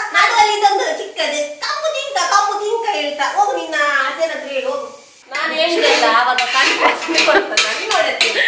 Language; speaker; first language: Kannada; non-native, local second language; Tulu